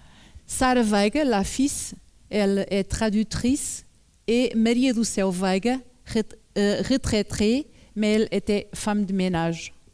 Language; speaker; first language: French; non-native, learner; Portuguese